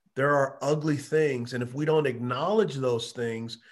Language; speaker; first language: English; native; English